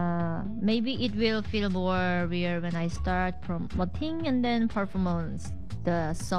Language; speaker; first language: English; non-native, learner; Korean